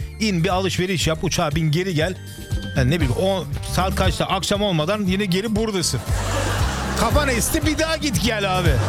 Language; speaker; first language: Turkish; early bilingual, heritage; Turkish